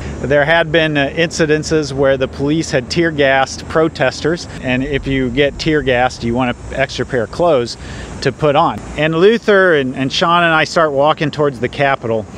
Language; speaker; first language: English; native; English